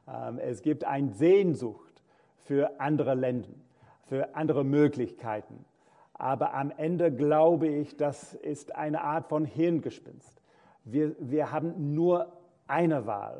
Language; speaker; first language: German; non-native, fluent; English